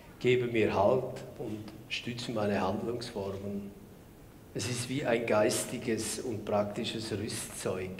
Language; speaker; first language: German; non-native, local second language; Romansh